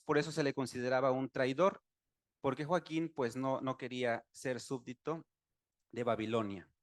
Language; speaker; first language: Spanish; native; Spanish